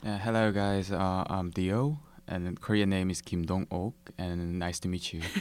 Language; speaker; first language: English; non-native, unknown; Korean